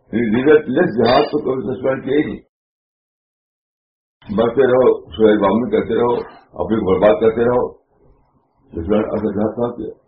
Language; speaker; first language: Urdu; native; Urdu